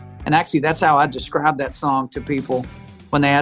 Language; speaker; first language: English; native; English